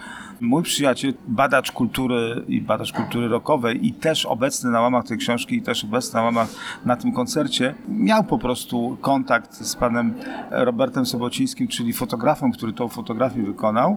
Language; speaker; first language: Polish; native; Polish